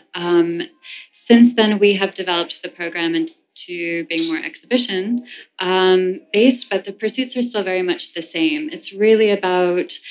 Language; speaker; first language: English; native; English